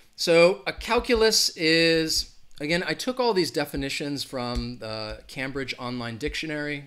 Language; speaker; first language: English; native; English